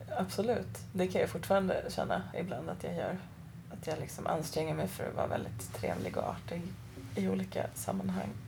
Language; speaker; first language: Swedish; early bilingual, other home language; Persian